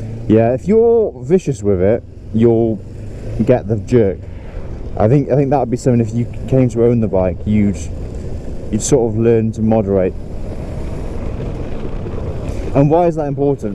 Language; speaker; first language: English; native; English